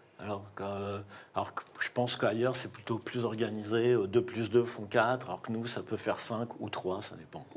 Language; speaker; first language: French; native; French